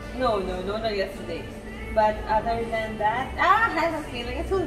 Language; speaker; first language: English; early bilingual, other home language; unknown